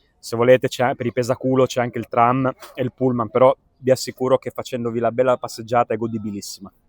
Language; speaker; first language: Italian; native; Italian